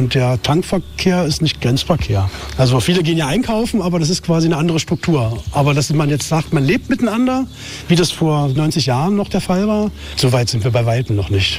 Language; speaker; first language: German; native; German